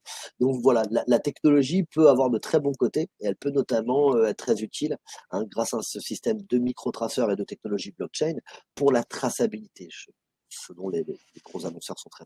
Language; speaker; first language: French; native; French